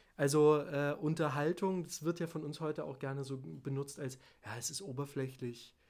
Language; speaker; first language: German; native; German